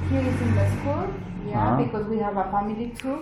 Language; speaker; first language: English; non-native, learner; Spanish